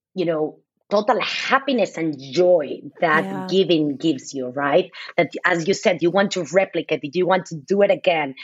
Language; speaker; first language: English; non-native, fluent; Spanish